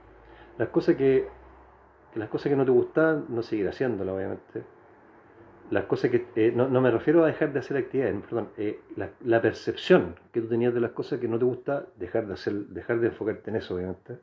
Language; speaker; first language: Spanish; native; Spanish